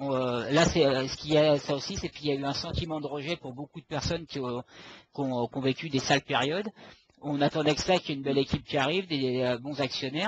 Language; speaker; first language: French; native; French